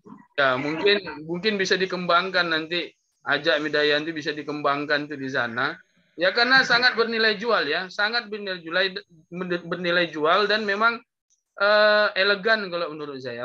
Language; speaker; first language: Indonesian; native; Indonesian